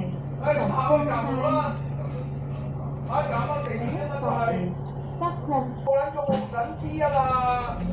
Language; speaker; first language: Cantonese; native; Cantonese